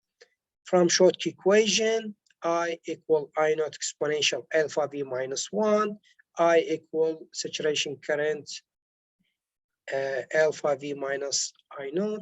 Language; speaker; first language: English; non-native, local second language; Arabic